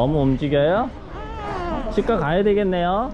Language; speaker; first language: Korean; native; Korean